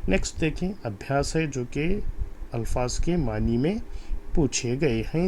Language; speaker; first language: Urdu; non-native, local second language; Kannada